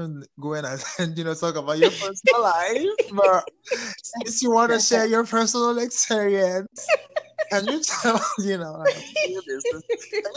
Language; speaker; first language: English; non-native, local second language; French